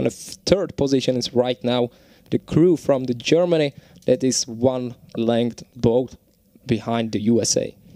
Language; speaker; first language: English; non-native, fluent; Czech